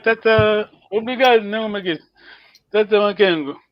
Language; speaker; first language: Portuguese; non-native, local second language; Kongo